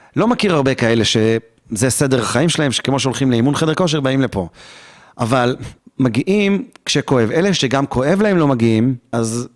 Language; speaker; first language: Hebrew; native; Hebrew